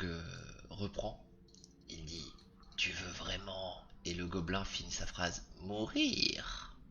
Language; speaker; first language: French; native; French